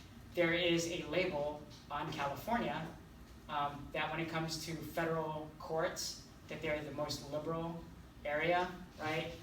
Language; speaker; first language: English; native; English